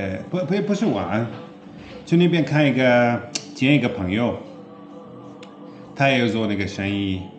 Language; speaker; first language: Chinese; non-native, learner; Hindi